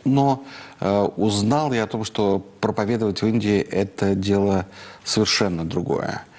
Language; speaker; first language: Russian; native; Russian